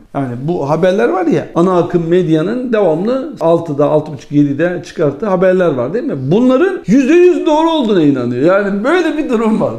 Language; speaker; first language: Turkish; early bilingual, heritage; Turkish